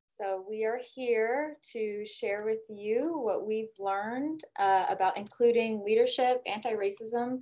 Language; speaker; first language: English; native; English